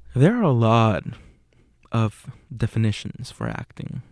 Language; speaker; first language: English; non-native, fluent; Spanish